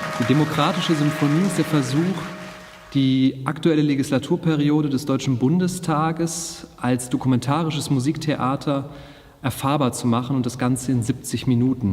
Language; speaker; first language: German; native; German